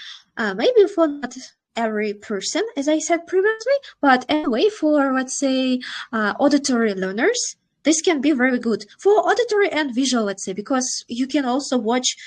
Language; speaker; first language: English; non-native, fluent; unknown